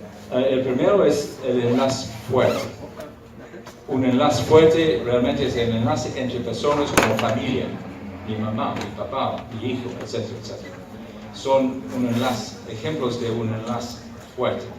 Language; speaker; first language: Spanish; non-native, fluent; English